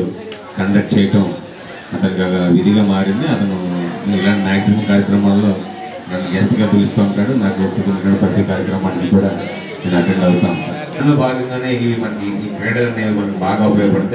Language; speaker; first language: Telugu; native; Telugu